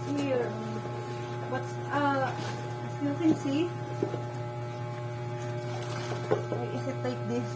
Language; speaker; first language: English; non-native, local second language; Filipino